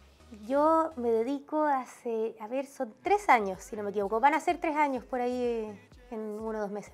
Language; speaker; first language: Spanish; native; Spanish